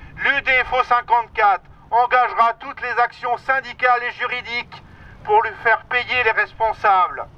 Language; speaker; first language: French; native; French